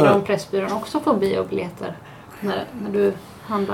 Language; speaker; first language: Swedish; native; Swedish